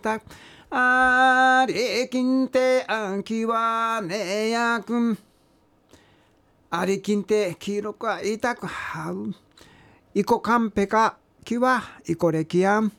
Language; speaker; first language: Japanese; native; Japanese